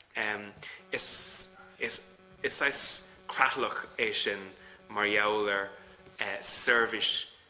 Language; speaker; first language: Irish; non-native, local second language; English